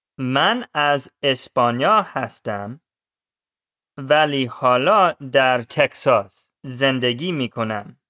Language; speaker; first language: Persian; non-native, learner; English